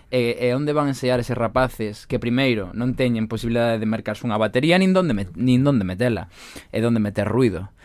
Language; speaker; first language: Galician; non-native, local second language; Spanish